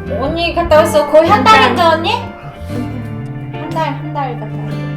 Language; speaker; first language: Korean; non-native, fluent; Vietnamese